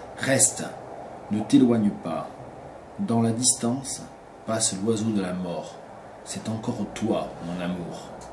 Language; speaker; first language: French; native; French